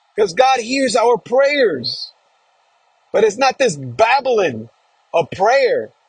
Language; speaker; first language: English; native; English